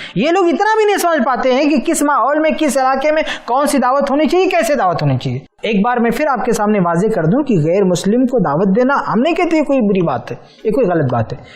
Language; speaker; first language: Urdu; native; Urdu